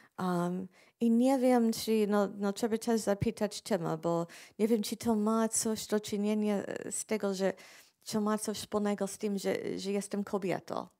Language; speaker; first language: Polish; non-native, fluent; English